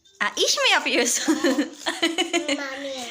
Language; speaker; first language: Turkish; non-native, learner; Filipino